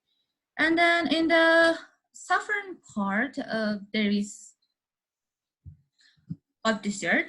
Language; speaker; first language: English; non-native, learner; Mongolian